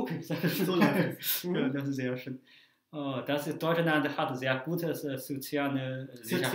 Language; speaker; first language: German; non-native, fluent; Chinese